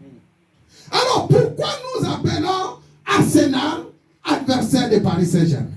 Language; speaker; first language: French; non-native, local second language; Lingala